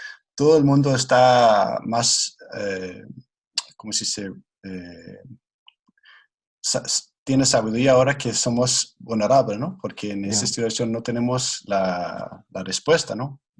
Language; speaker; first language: Spanish; non-native, fluent; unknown